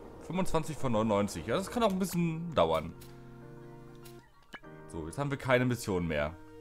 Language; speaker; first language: German; native; German